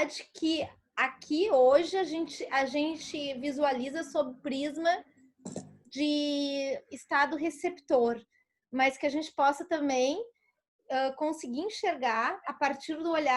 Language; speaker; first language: Portuguese; native; Portuguese